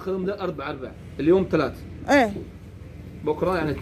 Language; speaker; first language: Arabic; non-native, learner; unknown